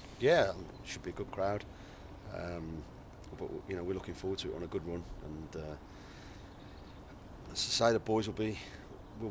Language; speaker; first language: English; native; English